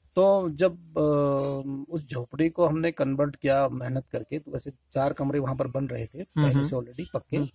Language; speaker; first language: Hindi; native; Hindi